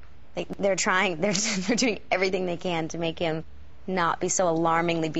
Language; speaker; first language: English; native; English